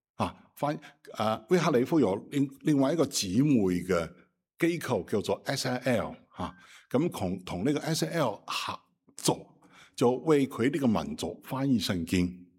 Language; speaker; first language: Cantonese; non-native, fluent; Chinese